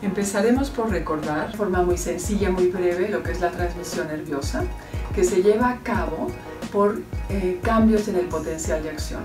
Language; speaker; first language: Spanish; native; Spanish